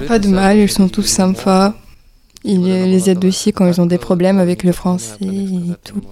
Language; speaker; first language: French; early bilingual, other home language; Ukrainian